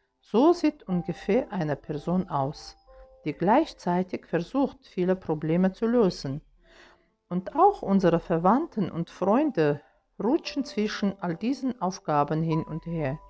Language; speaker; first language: German; non-native, fluent; Russian